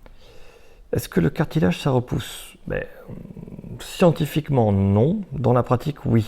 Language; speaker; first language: French; native; French